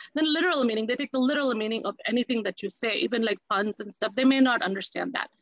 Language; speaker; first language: English; non-native, local second language; Tamil